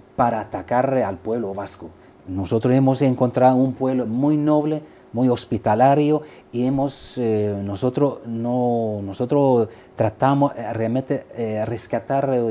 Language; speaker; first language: Spanish; non-native, fluent; Swedish